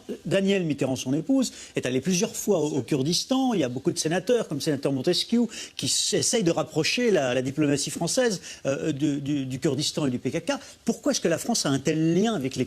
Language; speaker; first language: French; native; French